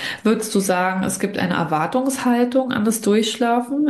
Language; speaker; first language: German; native; German